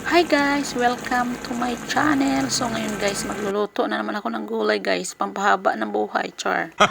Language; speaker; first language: Filipino; native; Filipino